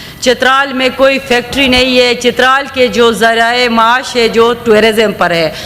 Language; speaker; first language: Urdu; non-native, local second language; Khowar